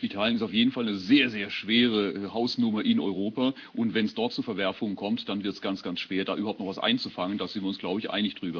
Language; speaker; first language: German; native; German